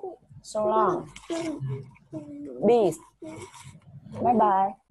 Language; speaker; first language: English; non-native, learner; Vietnamese